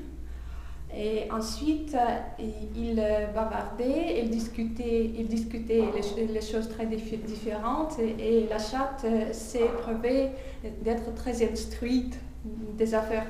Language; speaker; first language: French; non-native, fluent; Russian